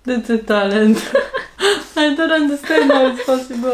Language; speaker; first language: English; non-native, fluent; Italian